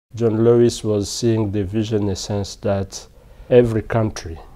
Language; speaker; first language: English; non-native, fluent; Swahili